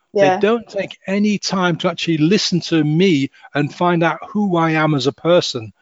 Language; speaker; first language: English; native; English